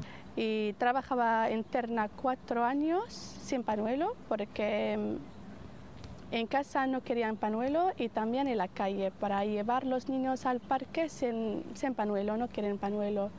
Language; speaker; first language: Spanish; non-native, fluent; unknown